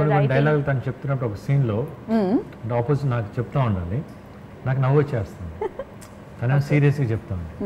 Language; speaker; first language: Telugu; native; Telugu